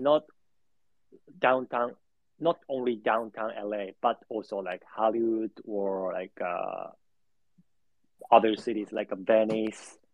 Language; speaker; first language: English; non-native, learner; Japanese